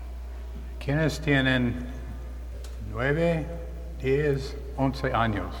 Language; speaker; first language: Spanish; non-native, learner; English